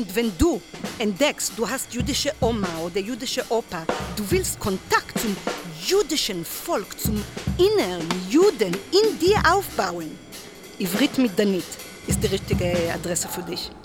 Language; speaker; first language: German; non-native, learner; Hebrew